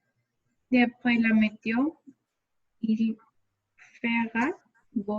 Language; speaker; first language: French; non-native, learner; Spanish